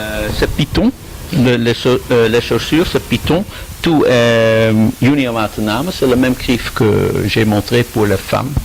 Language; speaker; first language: French; non-native, learner; Dutch